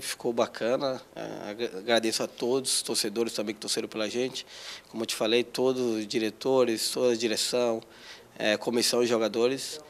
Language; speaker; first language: Portuguese; native; Portuguese